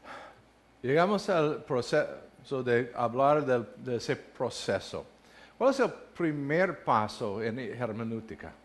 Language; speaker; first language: Spanish; non-native, fluent; English